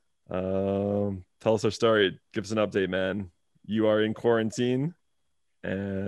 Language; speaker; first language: English; native; English